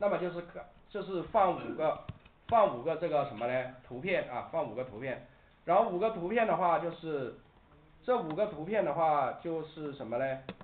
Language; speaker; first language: Chinese; native; Chinese